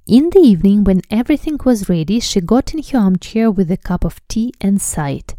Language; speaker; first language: English; non-native, fluent; Russian